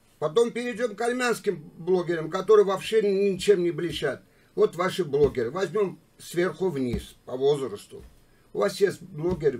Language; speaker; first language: Russian; non-native, local second language; Armenian